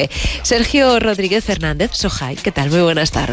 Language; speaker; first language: Spanish; native; Spanish